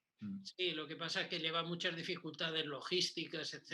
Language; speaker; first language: Spanish; native; Spanish